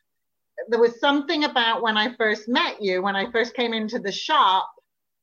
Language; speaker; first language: English; native; English